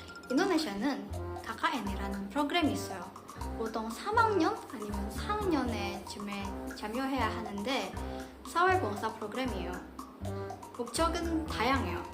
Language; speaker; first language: Korean; non-native, fluent; Indonesian